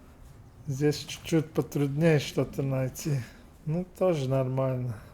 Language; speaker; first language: Russian; non-native, local second language; Latvian